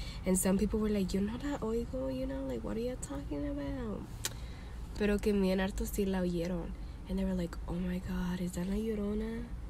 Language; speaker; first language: English; early bilingual, other home language; Spanish